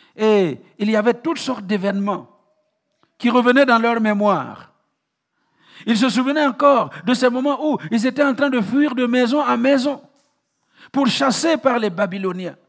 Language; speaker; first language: French; non-native, local second language; Mossi